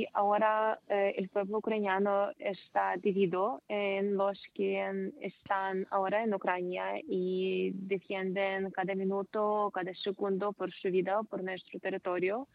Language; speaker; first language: Spanish; non-native, fluent; Ukrainian